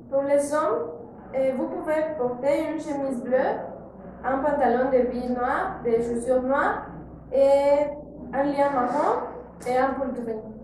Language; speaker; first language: French; non-native, learner; Spanish